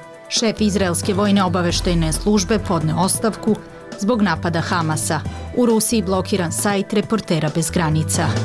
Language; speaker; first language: Serbian; native; Serbian